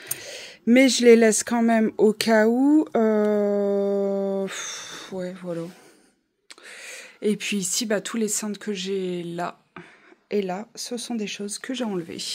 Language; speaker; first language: French; native; French